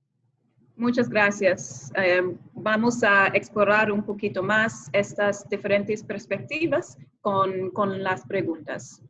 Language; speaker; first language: Spanish; non-native, fluent; English